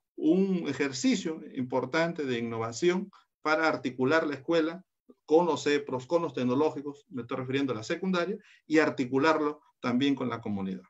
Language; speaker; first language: Spanish; native; Spanish